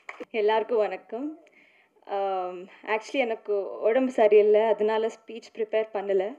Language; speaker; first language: Tamil; non-native, learner; Telugu